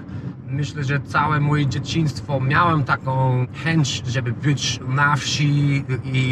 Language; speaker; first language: Polish; non-native, learner; English